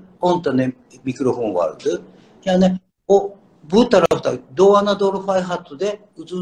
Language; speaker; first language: Turkish; non-native, learner; Japanese